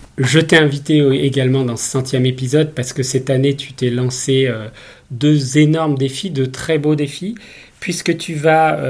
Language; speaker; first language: French; native; French